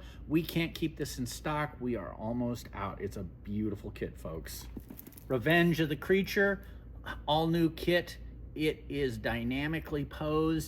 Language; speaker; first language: English; native; English